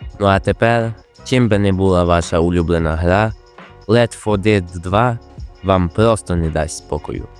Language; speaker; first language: Ukrainian; native; Ukrainian